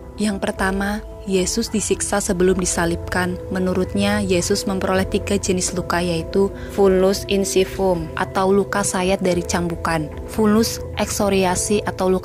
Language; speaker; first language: Indonesian; native; Indonesian